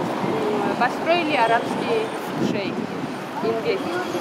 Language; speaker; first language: Russian; non-native, fluent; Georgian